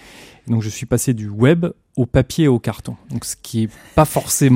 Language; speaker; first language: French; native; French